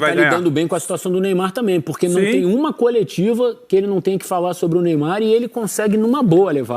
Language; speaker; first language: Portuguese; native; Portuguese